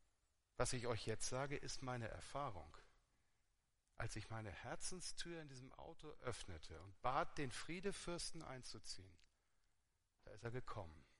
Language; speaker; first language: German; native; German